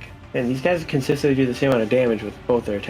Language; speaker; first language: English; native; English